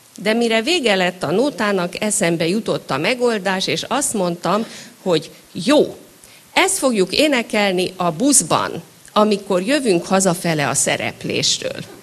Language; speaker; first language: Hungarian; native; Hungarian